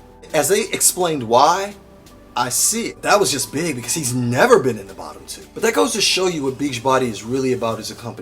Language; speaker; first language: English; native; English